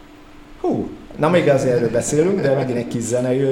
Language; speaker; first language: Hungarian; native; Hungarian